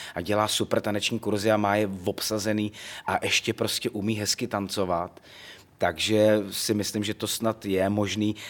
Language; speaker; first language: Czech; native; Czech